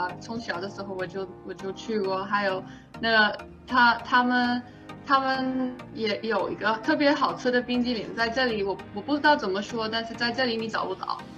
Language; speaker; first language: Chinese; early bilingual, heritage; English